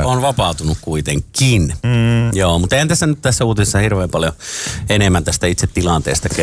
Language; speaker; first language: Finnish; native; Finnish